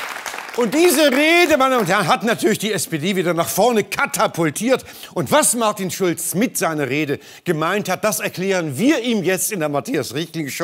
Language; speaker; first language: German; native; German